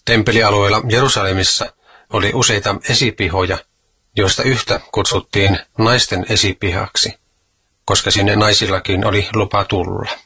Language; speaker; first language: Finnish; native; Finnish